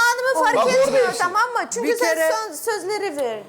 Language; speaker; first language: Turkish; non-native, learner; Russian